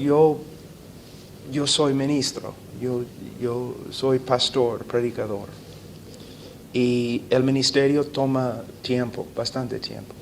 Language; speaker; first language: Spanish; non-native, fluent; English